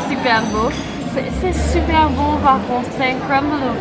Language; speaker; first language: French; non-native, fluent; Dutch